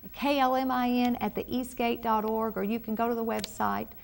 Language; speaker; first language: English; native; English